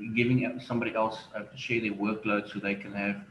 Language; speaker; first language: English; non-native, local second language; Afrikaans